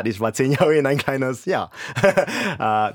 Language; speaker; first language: German; non-native, fluent; English